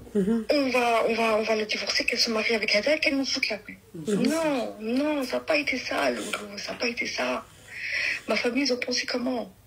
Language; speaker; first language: French; early bilingual, other home language; Arabic